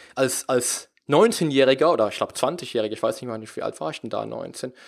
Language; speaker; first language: German; native; German